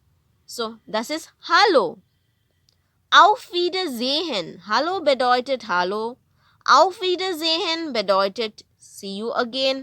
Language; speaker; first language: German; non-native, fluent; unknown